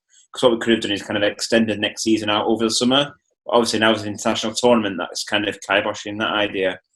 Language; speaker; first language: English; native; English